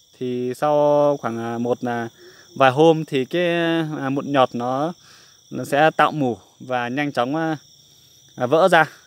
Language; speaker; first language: Vietnamese; non-native, local second language; Iu Mien